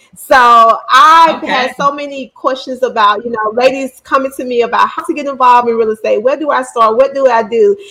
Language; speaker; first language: English; native; English